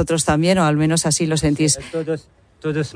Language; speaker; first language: Spanish; non-native, learner; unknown